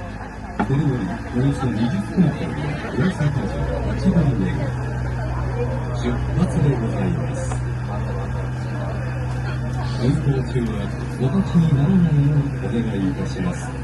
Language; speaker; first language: Japanese; native; Japanese